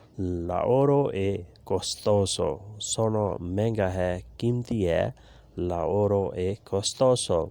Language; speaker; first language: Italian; non-native, learner; Urdu